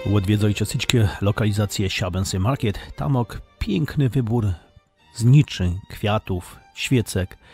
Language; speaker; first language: Polish; native; Polish